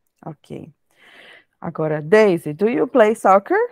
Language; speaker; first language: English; non-native, fluent; Portuguese